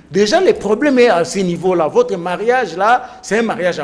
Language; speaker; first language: French; non-native, local second language; Lingala